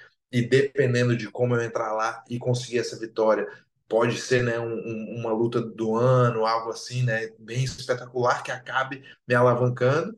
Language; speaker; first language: Portuguese; native; Portuguese